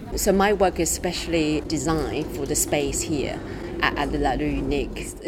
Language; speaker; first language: English; non-native, fluent; Chinese